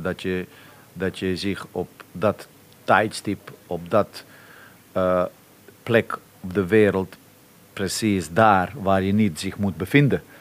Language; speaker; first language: Dutch; non-native, fluent; Bosnian